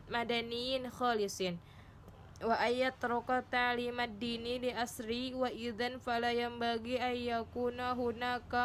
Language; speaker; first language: Arabic; non-native, learner; Indonesian